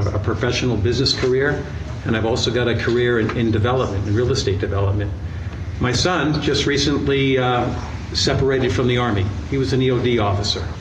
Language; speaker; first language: English; native; English